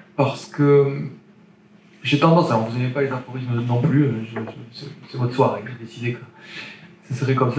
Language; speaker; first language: French; native; French